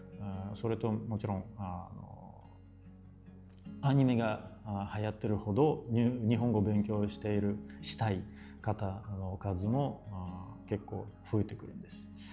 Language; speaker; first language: Japanese; non-native, fluent; Russian